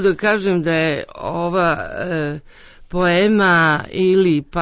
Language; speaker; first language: Serbian; native; Serbian